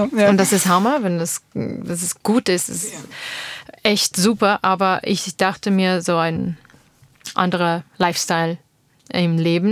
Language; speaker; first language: German; non-native, learner; Armenian